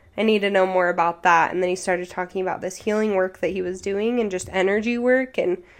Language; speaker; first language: English; native; English